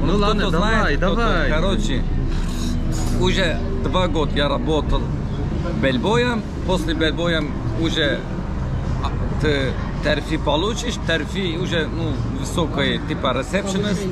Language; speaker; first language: Russian; non-native, learner; Turkish